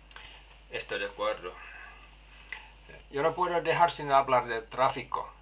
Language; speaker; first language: Spanish; non-native, fluent; Finnish